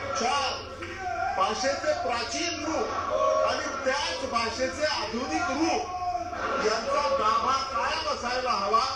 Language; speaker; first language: Marathi; native; Marathi